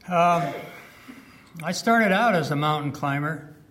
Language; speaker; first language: English; early bilingual, other home language; French